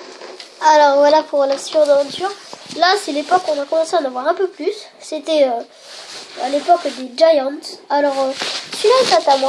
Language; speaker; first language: French; native; French